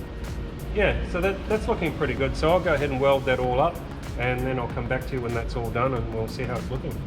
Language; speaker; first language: English; native; English